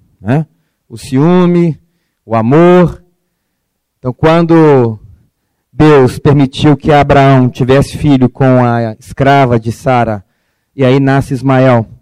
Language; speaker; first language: Portuguese; early bilingual, other home language; Arabic